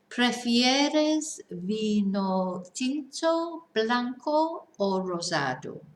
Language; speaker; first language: Spanish; non-native, fluent; English